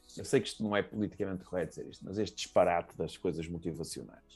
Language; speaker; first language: Portuguese; native; Portuguese